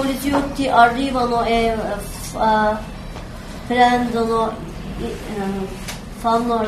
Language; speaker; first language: Italian; non-native, learner; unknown